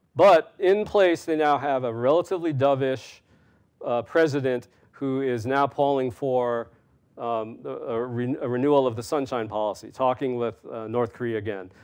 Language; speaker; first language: English; native; English